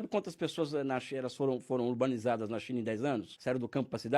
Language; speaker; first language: Portuguese; native; Portuguese